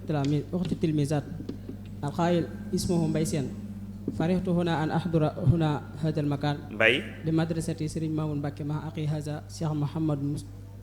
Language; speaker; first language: Arabic; non-native, learner; Wolof